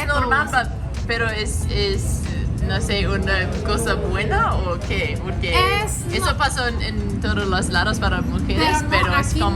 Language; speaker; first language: Spanish; non-native, learner; English